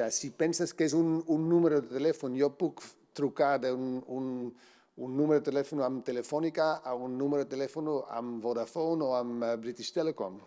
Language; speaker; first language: Catalan; non-native, fluent; Dutch